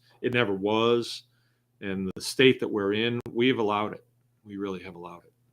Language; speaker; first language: English; native; English